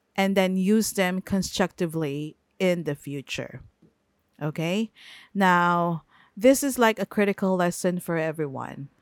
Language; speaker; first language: English; non-native, local second language; Filipino